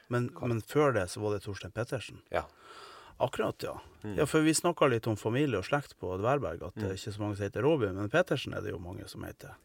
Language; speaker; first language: Norwegian; native; Norwegian